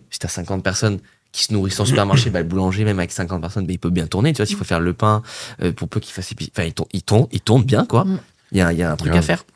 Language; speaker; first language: French; native; French